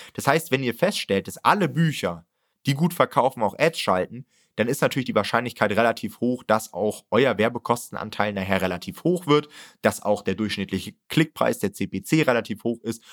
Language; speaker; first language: German; native; German